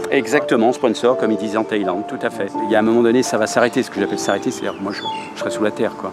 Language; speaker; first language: French; native; French